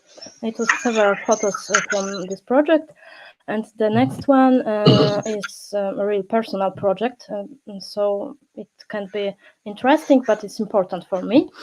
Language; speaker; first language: English; non-native, learner; Polish